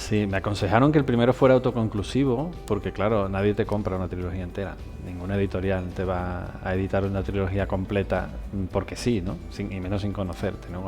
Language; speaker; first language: Spanish; native; Spanish